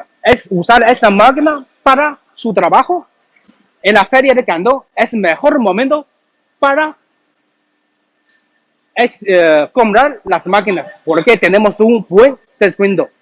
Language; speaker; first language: Spanish; non-native, learner; Chinese